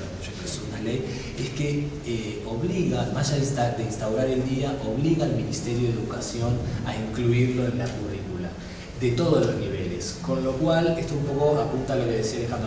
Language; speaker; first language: Spanish; native; Spanish